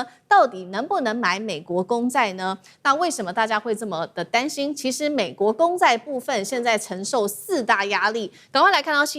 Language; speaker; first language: Chinese; native; Chinese